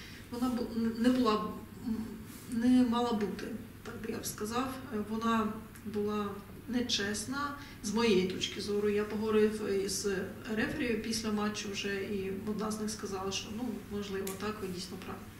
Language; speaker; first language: Ukrainian; native; Ukrainian